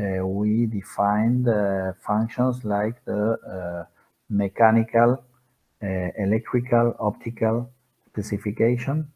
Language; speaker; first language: English; non-native, fluent; Spanish